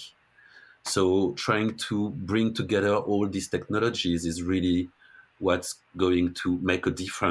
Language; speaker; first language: English; non-native, fluent; French